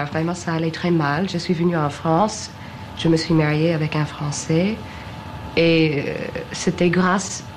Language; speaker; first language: French; non-native, fluent; English